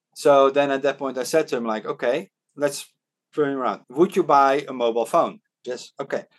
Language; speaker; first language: English; non-native, fluent; Dutch